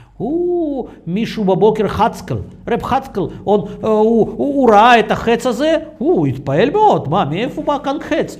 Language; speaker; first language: Hebrew; non-native, fluent; Russian